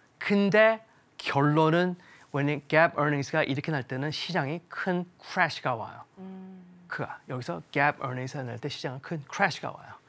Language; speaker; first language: Korean; early bilingual, heritage; Korean